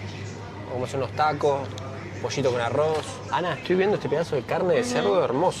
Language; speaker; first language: Spanish; native; Spanish